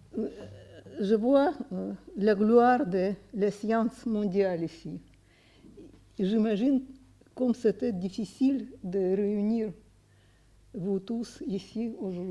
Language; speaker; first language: French; non-native, fluent; Russian